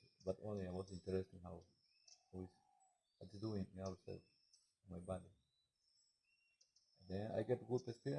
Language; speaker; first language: English; non-native, learner; Spanish